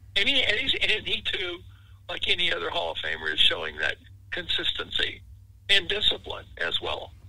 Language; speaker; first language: English; native; English